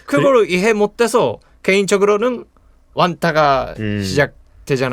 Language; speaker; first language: Korean; non-native, fluent; Japanese